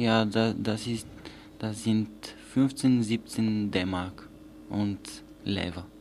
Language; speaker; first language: German; non-native, learner; Bulgarian